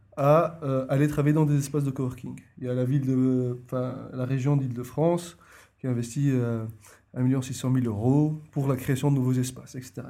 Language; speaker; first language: French; non-native, local second language; Arabic